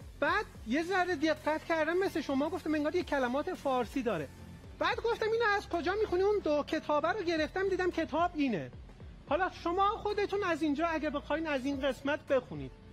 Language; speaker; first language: Persian; non-native, local second language; Azerbaijani